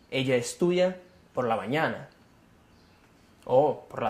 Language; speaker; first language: Spanish; non-native, fluent; Portuguese